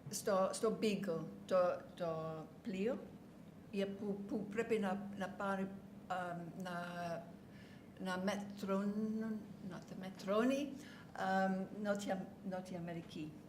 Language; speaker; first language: Greek; non-native, learner; English